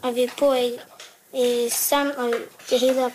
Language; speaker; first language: Danish; early bilingual, heritage; Danish